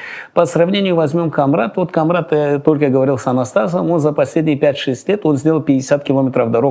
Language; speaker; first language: Russian; non-native, local second language; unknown